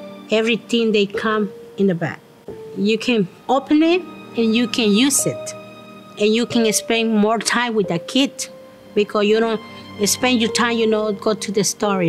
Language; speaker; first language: English; non-native, learner; Spanish